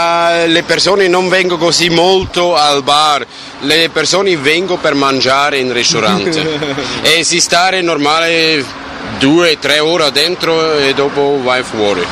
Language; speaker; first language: Italian; non-native, learner; German